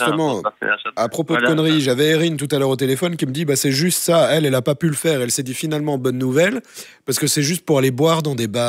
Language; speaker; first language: French; native; French